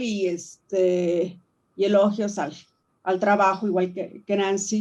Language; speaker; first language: Spanish; native; Spanish